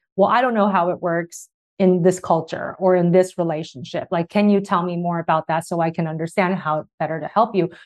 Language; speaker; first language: English; early bilingual, other home language; Chinese